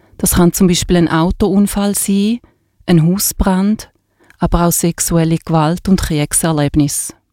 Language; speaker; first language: German; native; German